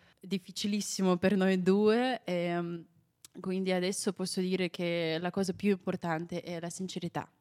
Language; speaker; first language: Italian; non-native, fluent; Belarusian